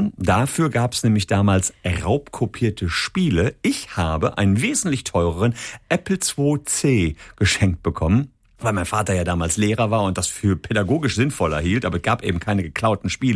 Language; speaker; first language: German; native; German